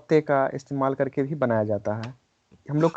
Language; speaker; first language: Hindi; native; Hindi